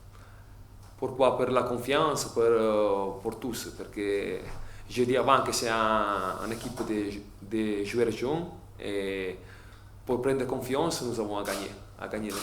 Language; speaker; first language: French; non-native, learner; Italian